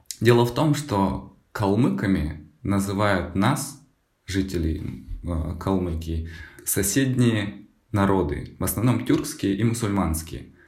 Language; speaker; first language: Russian; native; Russian